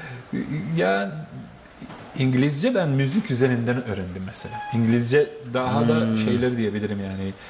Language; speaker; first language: Turkish; non-native, fluent; Bosnian